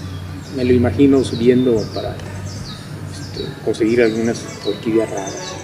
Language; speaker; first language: Spanish; native; Spanish